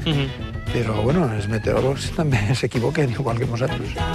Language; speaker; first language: Catalan; native; Catalan